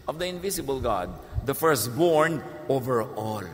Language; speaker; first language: English; non-native, local second language; Filipino